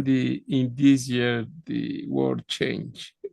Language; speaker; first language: English; non-native, learner; Spanish